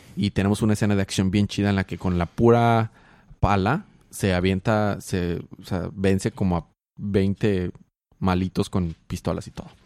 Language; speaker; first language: Spanish; native; Spanish